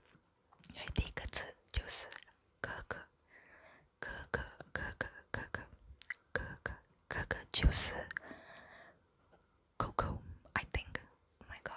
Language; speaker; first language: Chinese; non-native, local second language; English